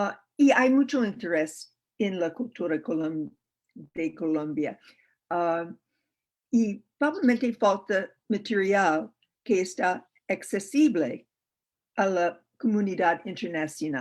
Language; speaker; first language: Spanish; non-native, learner; English